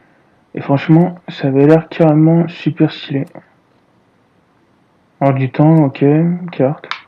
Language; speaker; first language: French; native; French